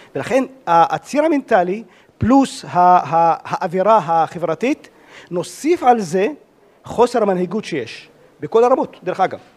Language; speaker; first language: Hebrew; non-native, local second language; Arabic